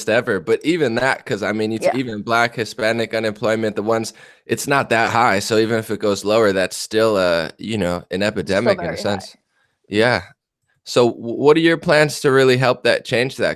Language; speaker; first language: English; native; English